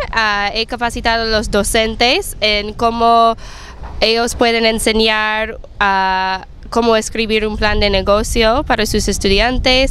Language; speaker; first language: Spanish; non-native, fluent; English